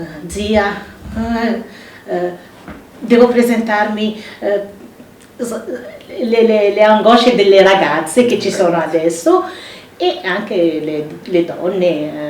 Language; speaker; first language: Italian; non-native, fluent; Arabic